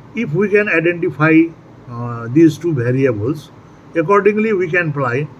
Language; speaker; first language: English; non-native, local second language; Nepali